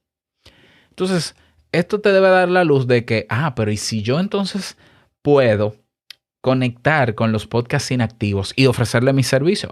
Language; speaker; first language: Spanish; native; Spanish